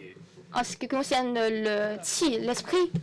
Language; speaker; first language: French; non-native, fluent; Chinese